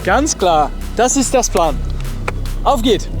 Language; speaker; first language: German; non-native, learner; Dutch